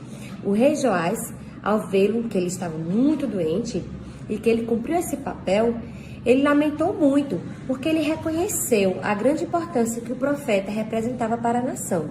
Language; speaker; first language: Portuguese; native; Portuguese